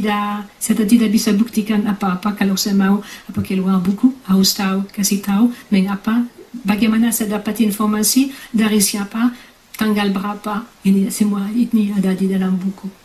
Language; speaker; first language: Indonesian; non-native, fluent; French